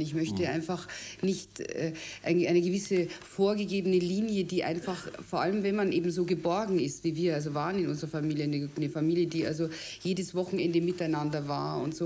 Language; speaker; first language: German; native; German